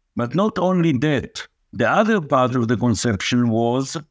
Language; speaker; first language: English; non-native, fluent; Hebrew